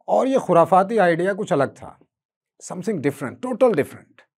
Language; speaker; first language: Hindi; native; Hindi